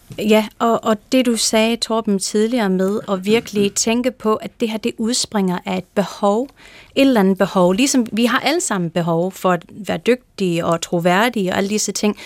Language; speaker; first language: Danish; non-native, fluent; English